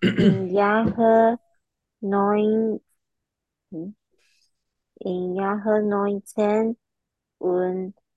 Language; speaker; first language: German; non-native, learner; Chinese